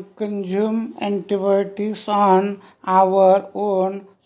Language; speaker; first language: English; non-native, local second language; Marathi